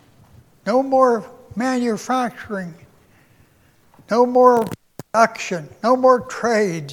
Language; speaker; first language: English; native; English